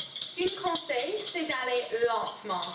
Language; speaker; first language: French; non-native, learner; English